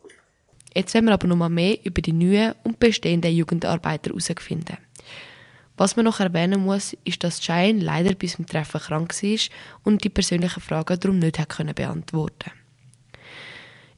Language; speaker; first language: German; native; German